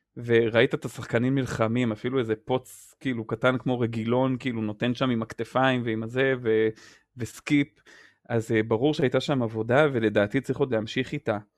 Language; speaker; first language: Hebrew; native; Hebrew